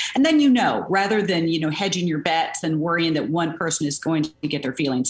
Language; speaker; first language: English; native; English